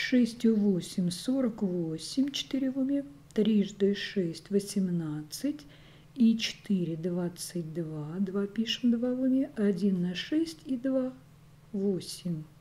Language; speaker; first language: Russian; native; Russian